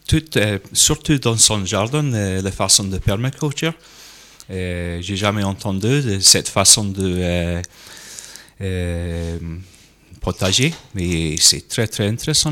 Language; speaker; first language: French; non-native, learner; English